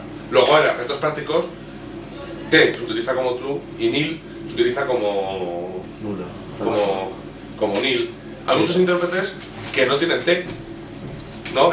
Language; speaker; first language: Spanish; native; Spanish